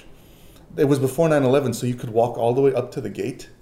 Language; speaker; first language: English; native; English